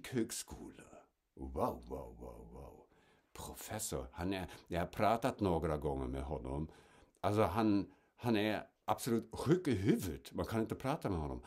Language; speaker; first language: Swedish; non-native, fluent; German